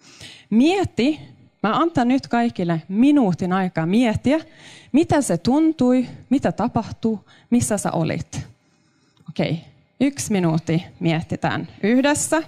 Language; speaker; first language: Finnish; non-native, local second language; Swedish